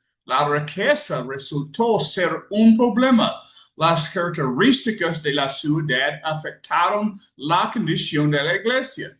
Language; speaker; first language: Spanish; non-native, learner; English